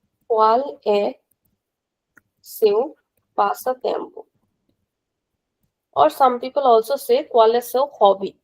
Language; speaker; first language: Portuguese; non-native, fluent; Hindi